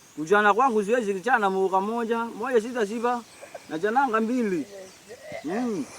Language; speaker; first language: Swahili; native; Swahili